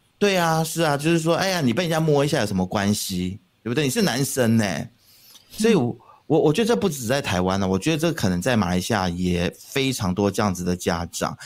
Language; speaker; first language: Chinese; native; Chinese